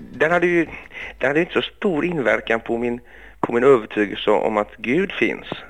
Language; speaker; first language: Swedish; early bilingual, other home language; Greek